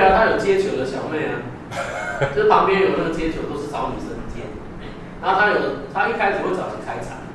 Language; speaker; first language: Chinese; native; Chinese